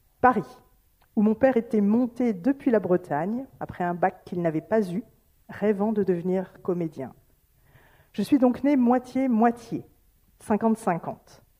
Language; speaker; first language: French; native; French